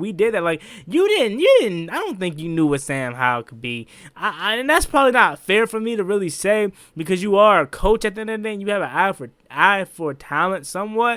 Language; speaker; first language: English; native; English